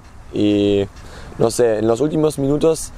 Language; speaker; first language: Spanish; non-native, fluent; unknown